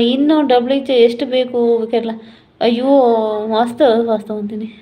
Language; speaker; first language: Kannada; non-native, local second language; Malayalam